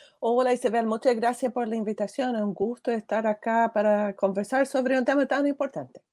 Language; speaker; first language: Spanish; non-native, fluent; English